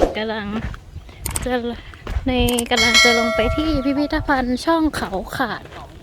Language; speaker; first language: Thai; native; Thai